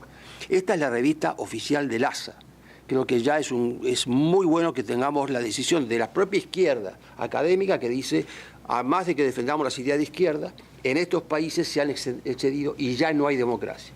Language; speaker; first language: Spanish; native; Spanish